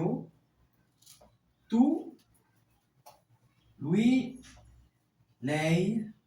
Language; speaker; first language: Italian; non-native, fluent; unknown